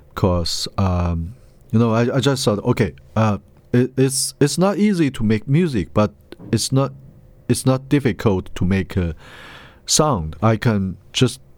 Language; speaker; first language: English; non-native, learner; Chinese